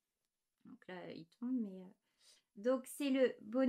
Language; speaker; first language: French; native; French